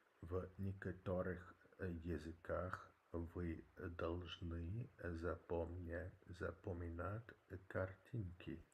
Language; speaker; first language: Russian; non-native, learner; English